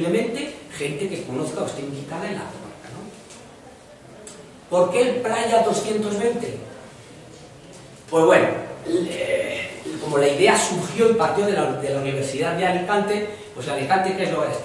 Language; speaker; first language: Spanish; native; Spanish